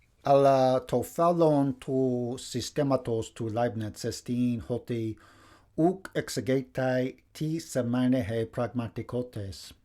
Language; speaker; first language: Greek; non-native, fluent; English